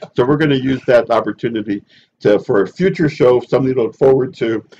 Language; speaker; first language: English; early bilingual, other home language; Spanish